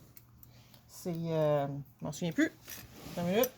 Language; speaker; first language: French; native; French